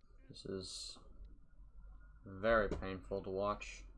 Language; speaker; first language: English; native; English